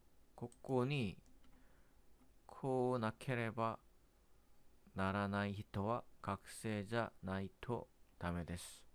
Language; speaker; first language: Japanese; non-native, learner; Korean